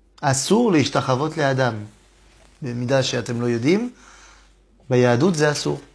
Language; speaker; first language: Hebrew; non-native, fluent; French